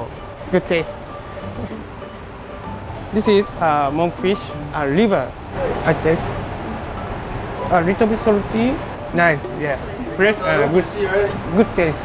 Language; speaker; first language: English; non-native, learner; Japanese